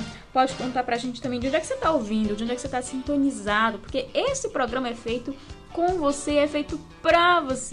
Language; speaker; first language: Portuguese; native; Portuguese